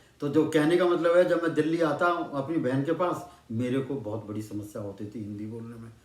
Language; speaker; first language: Hindi; non-native, local second language; Punjabi